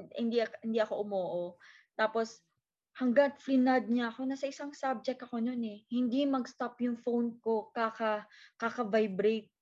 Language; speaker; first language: Filipino; native; Filipino